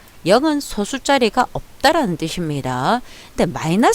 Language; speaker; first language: Korean; native; Korean